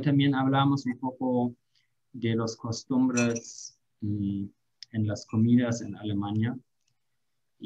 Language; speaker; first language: Spanish; non-native, fluent; German